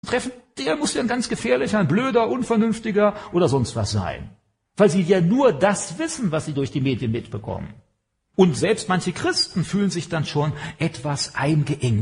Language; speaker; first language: German; native; German